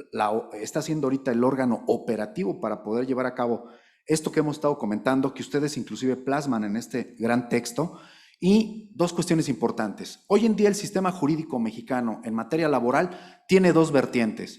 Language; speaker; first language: Spanish; native; Spanish